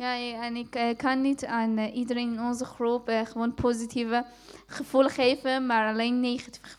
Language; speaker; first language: Dutch; non-native, fluent; Persian